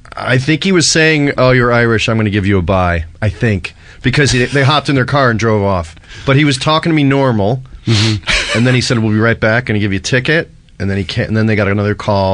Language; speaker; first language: English; native; English